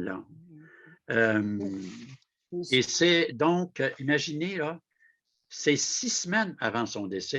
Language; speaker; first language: French; native; French